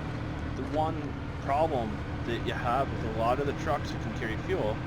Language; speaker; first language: English; native; English